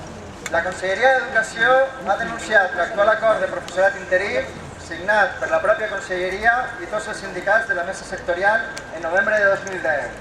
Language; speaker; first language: Catalan; native; Catalan